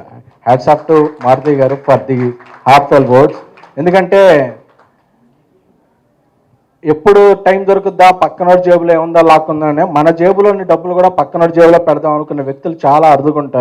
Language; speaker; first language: Telugu; native; Telugu